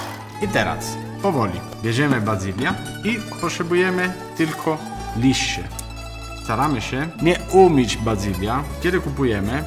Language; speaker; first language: Polish; non-native, learner; Italian